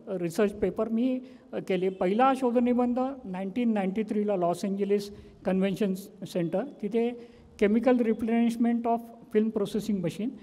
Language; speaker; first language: Marathi; native; Marathi